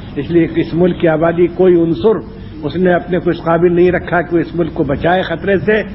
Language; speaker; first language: Urdu; native; Urdu